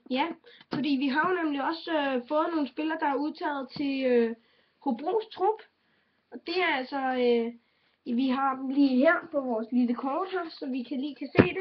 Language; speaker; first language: Danish; native; Danish